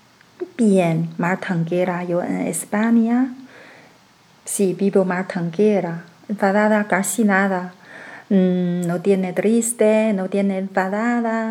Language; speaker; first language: Spanish; non-native, learner; Chinese